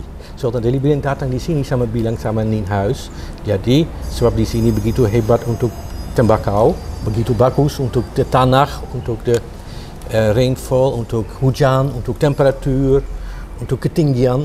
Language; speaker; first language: Indonesian; non-native, fluent; Dutch